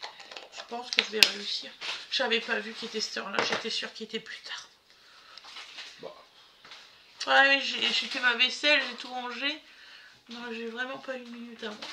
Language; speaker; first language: French; native; French